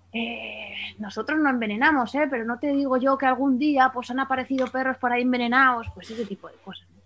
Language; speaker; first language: Spanish; native; Spanish